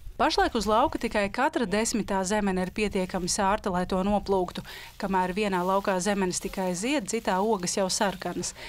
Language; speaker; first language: Latvian; native; Latvian